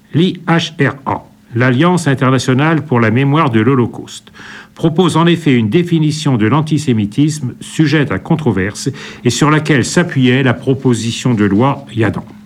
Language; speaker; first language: French; native; French